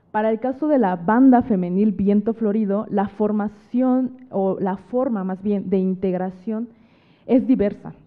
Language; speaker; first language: Spanish; native; Spanish